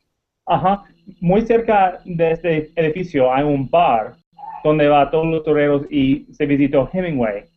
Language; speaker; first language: Spanish; non-native, learner; English